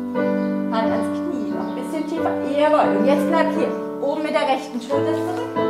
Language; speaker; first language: German; native; German